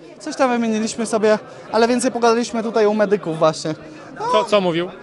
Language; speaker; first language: Polish; native; Polish